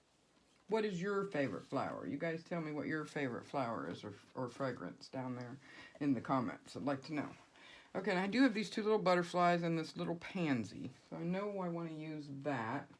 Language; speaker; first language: English; native; English